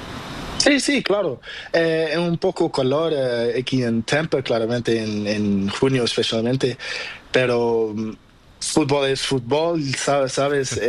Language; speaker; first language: Spanish; non-native, learner; Portuguese